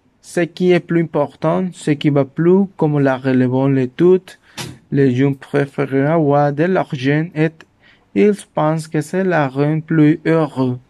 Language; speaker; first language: French; non-native, learner; Spanish